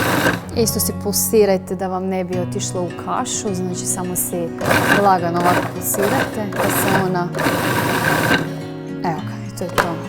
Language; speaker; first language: Croatian; native; Croatian